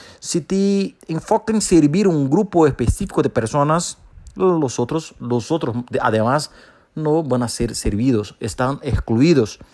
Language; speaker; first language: Spanish; non-native, fluent; Portuguese